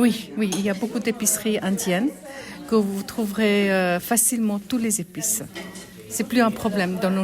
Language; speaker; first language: French; non-native, fluent; Bangla